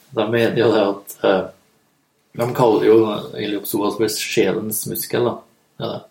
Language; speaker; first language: Norwegian; native; Norwegian